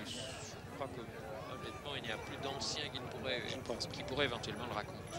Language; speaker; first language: French; native; French